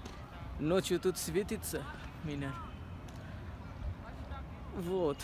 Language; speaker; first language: Russian; non-native, learner; Bangla